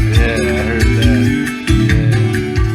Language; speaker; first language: English; native; English